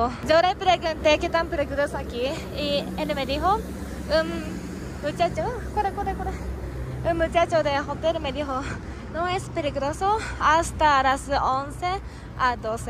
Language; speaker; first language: Spanish; non-native, fluent; Japanese